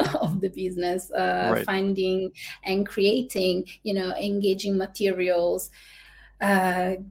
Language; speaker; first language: English; non-native, fluent; Italian